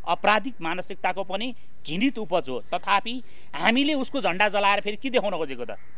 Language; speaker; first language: Nepali; native; Nepali